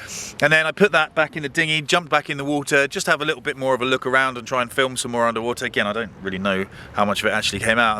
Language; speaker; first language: English; native; English